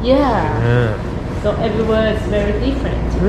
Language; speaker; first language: English; non-native, learner; Chinese